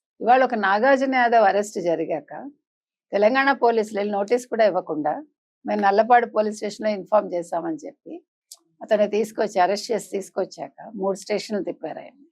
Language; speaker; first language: Telugu; native; Telugu